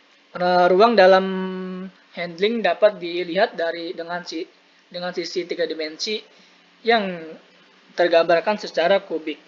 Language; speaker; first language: Indonesian; native; Indonesian